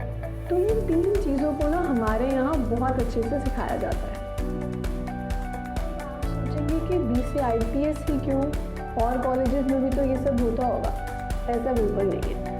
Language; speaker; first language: Hindi; native; Hindi